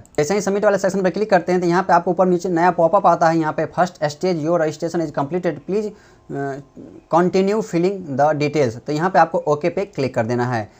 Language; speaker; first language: Hindi; native; Hindi